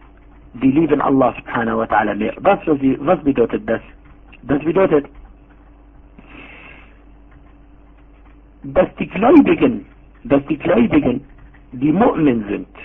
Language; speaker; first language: German; non-native, fluent; Arabic